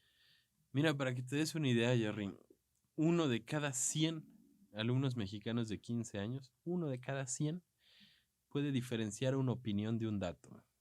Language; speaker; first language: Spanish; native; Spanish